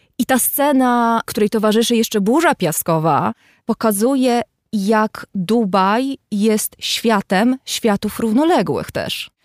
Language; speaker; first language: Polish; native; Polish